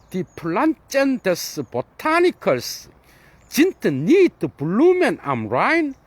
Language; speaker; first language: German; non-native, fluent; Korean